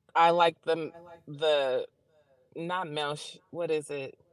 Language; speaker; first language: English; native; English